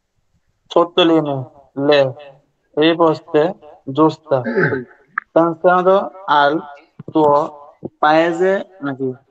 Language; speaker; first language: Italian; non-native, learner; Bangla